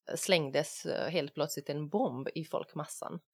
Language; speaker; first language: Swedish; non-native, fluent; Bosnian